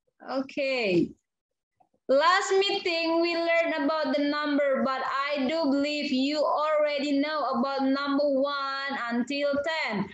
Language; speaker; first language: English; non-native, fluent; Indonesian